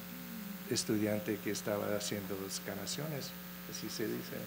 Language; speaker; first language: Spanish; non-native, fluent; English